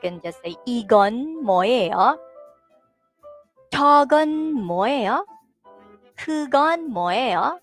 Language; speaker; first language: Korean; non-native, fluent; Filipino